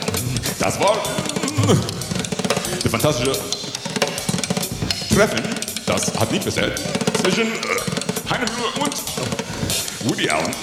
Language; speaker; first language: German; non-native, learner; English